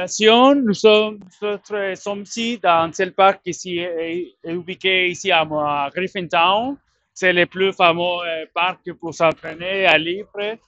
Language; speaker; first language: French; non-native, learner; Spanish